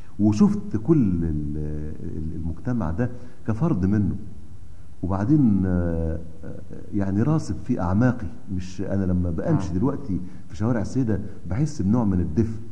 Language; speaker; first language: Egyptian Arabic; native; Egyptian Arabic